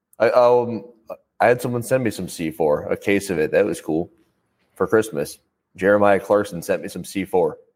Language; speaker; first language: English; native; English